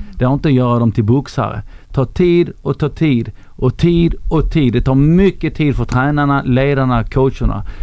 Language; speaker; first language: Swedish; non-native, fluent; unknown